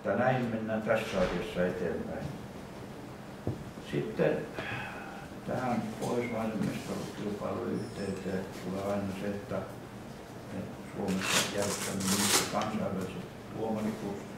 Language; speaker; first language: Finnish; native; Finnish